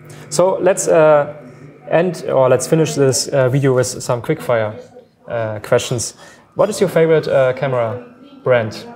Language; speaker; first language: English; non-native, fluent; German